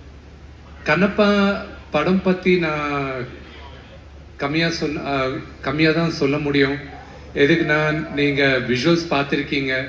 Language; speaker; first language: Tamil; non-native, local second language; Telugu